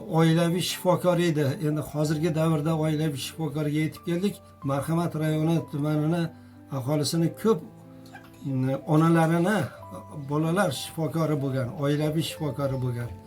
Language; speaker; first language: Uzbek; native; Uzbek